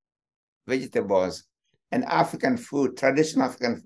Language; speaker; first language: English; non-native, local second language; Kikuyu